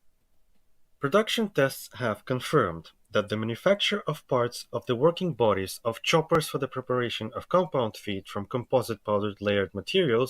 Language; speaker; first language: English; non-native, fluent; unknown